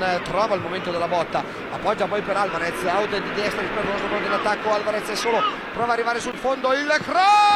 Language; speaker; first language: Italian; native; Italian